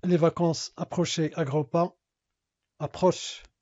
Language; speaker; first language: French; non-native, local second language; Arabic